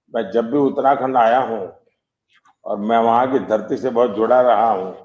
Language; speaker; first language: Hindi; non-native, local second language; Gujarati